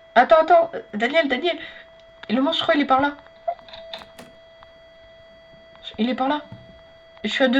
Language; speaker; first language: French; native; French